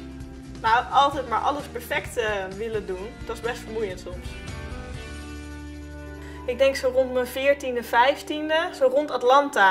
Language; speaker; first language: Dutch; native; Dutch